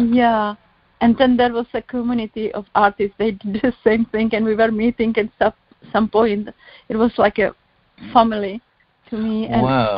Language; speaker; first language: English; non-native, learner; Czech